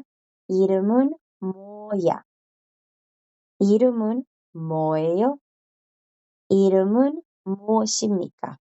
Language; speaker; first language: Korean; non-native, fluent; Spanish